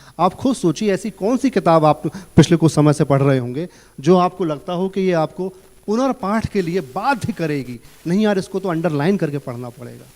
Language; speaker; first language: Hindi; native; Hindi